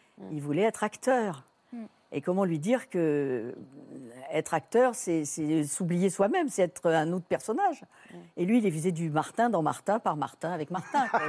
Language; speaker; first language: French; native; French